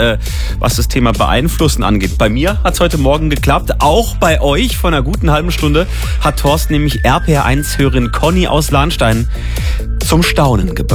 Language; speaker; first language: German; native; German